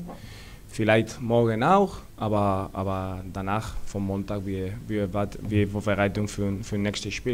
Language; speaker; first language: German; non-native, learner; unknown